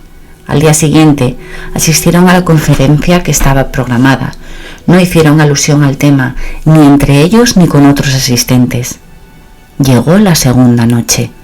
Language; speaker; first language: Spanish; native; Spanish